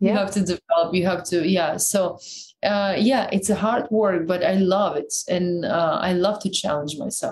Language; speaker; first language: English; non-native, fluent; Russian